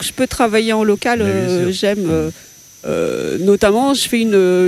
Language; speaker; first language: French; native; French